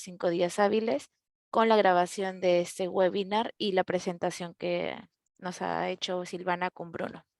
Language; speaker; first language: Spanish; native; Spanish